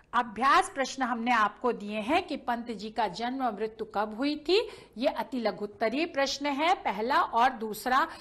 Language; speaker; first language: Hindi; native; Hindi